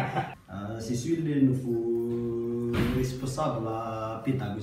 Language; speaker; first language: French; non-native, local second language; Malagasy